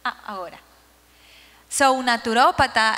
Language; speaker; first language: Portuguese; non-native, learner; Spanish